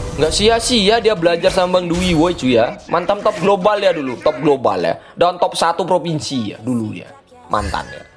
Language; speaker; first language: Indonesian; native; Indonesian